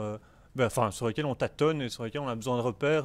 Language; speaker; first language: French; native; French